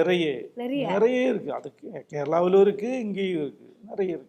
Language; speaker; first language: Tamil; non-native, local second language; Malayalam